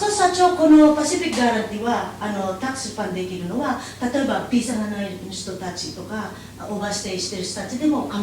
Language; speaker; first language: Japanese; non-native, learner; Filipino